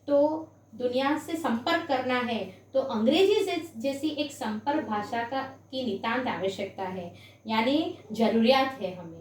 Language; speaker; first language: Hindi; non-native, local second language; Gujarati